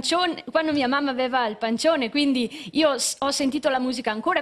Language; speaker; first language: Italian; native; Italian